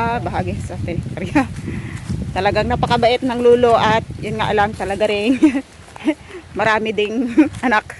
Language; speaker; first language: Filipino; non-native, local second language; Cebuano